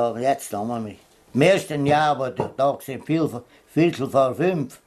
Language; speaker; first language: German; non-native, learner; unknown